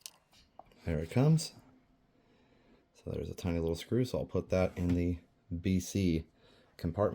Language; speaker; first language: English; native; English